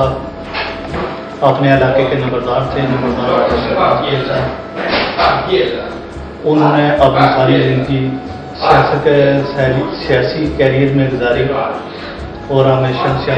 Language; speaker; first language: Urdu; non-native, local second language; Pahari-Potwari